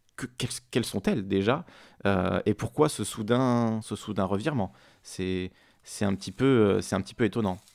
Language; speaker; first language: French; native; French